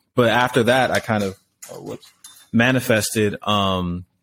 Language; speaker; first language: English; native; English